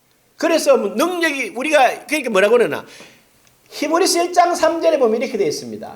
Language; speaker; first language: Korean; native; Korean